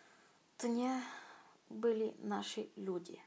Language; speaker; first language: Polish; non-native, learner; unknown